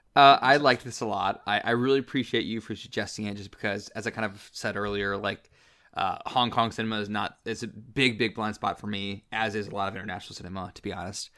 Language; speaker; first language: English; native; English